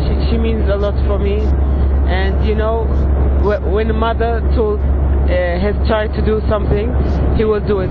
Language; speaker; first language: English; non-native, learner; Arabic